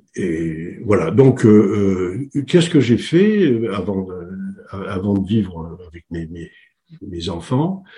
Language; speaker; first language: French; native; French